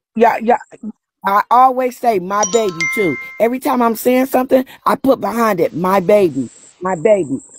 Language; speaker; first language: English; native; English